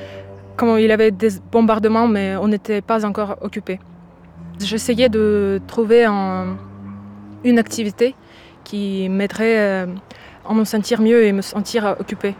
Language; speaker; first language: French; non-native, fluent; Ukrainian